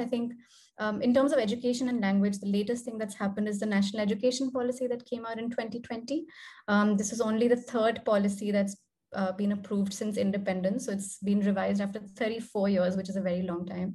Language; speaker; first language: English; non-native, local second language; Hindi